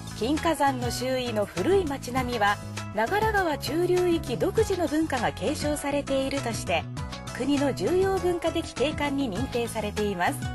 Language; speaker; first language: Japanese; native; Japanese